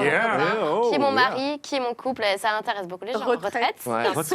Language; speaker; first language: French; native; French